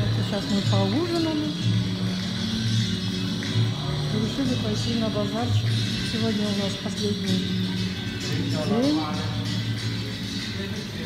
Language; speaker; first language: Russian; native; Russian